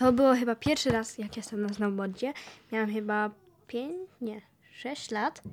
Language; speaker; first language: Polish; early bilingual, heritage; Polish